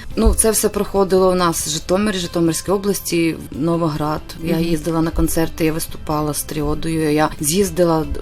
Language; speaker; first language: Ukrainian; native; Ukrainian